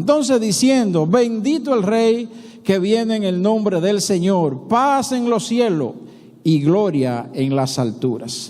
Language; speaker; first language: Spanish; native; Spanish